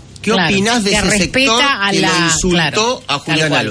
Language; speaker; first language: Spanish; native; Spanish